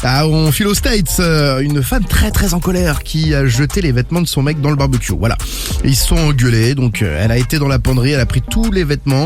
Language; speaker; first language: French; native; French